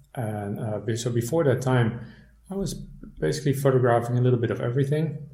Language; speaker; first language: English; non-native, fluent; Dutch